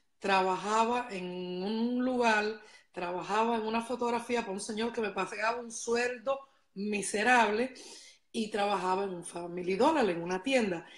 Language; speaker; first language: Spanish; native; Spanish